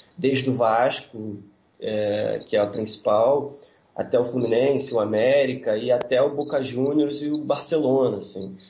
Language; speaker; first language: Portuguese; native; Portuguese